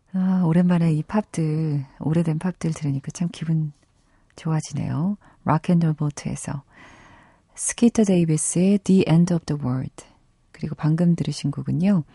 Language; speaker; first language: Korean; native; Korean